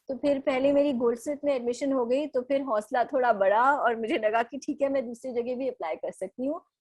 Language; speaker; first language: Hindi; native; Hindi